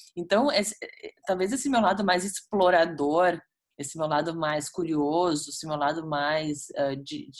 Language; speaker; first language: Portuguese; native; Portuguese